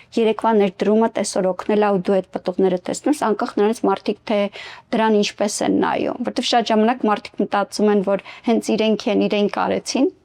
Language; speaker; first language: Armenian; native; Armenian